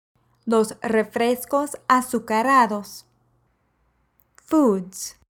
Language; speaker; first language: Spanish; non-native, fluent; English